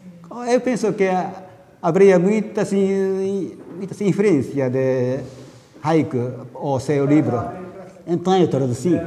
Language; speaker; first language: Galician; non-native, learner; Japanese